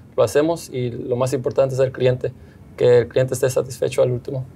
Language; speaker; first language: Spanish; early bilingual, heritage; Spanish